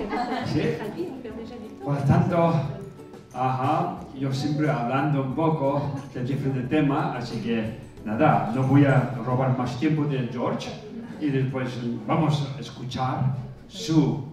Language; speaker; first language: Spanish; non-native, fluent; Tibetan